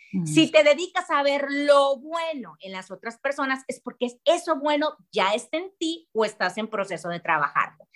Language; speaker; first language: Spanish; native; Spanish